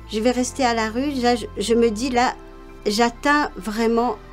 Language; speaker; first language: French; non-native, local second language; Morisyen